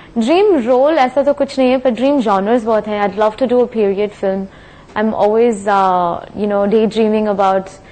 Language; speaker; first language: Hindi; non-native, local second language; Tamil